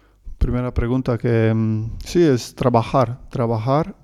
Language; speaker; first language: Spanish; non-native, learner; Croatian